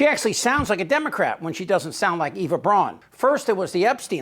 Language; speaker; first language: English; native; English